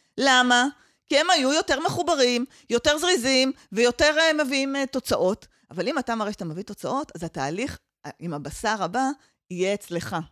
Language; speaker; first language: Hebrew; native; Hebrew